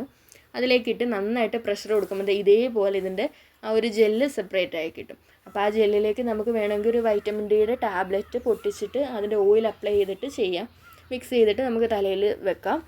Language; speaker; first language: Malayalam; native; Malayalam